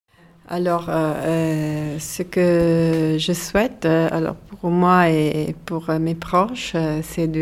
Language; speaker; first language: French; non-native, learner; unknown